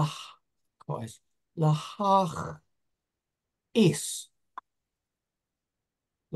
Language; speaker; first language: Hebrew; non-native, learner; English